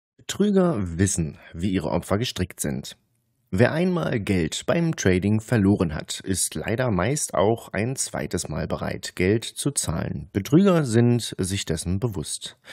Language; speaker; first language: German; native; German